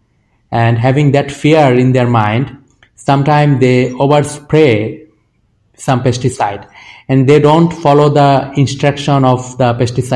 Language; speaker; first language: English; non-native, local second language; Bangla